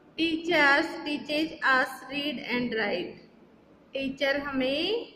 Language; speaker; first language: Hindi; native; Hindi